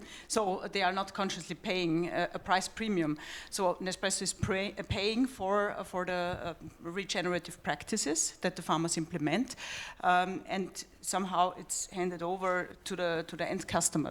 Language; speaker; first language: English; non-native, fluent; German